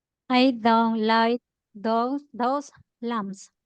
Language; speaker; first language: English; non-native, learner; Spanish